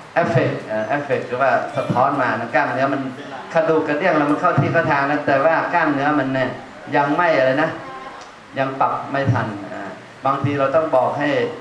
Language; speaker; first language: Thai; non-native, fluent; Chinese